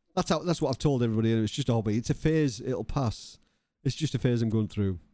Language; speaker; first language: English; native; English